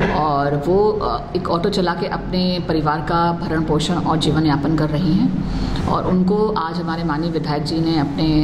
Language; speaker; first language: Hindi; native; Hindi